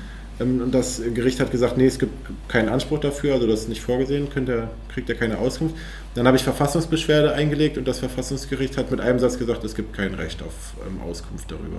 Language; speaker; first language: German; native; German